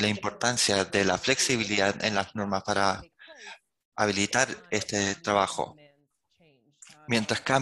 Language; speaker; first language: Spanish; non-native, fluent; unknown